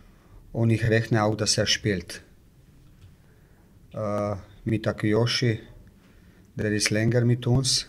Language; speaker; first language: German; non-native, fluent; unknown